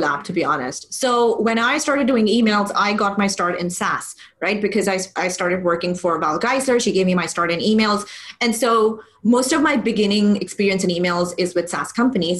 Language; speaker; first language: English; non-native, local second language; Urdu